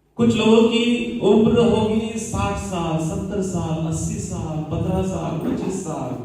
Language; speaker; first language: Hindi; non-native, local second language; Marathi